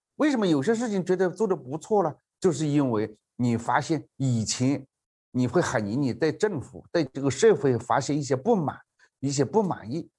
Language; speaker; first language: Chinese; native; Chinese